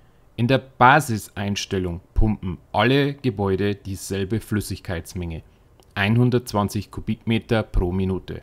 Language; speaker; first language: German; native; German